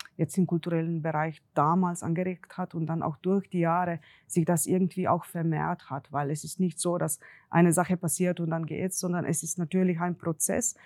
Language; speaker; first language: German; non-native, fluent; Slovenian